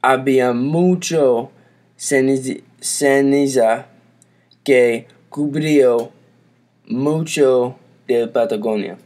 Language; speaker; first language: Spanish; non-native, learner; English